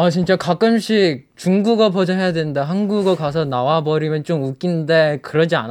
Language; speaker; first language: Korean; non-native, fluent; Chinese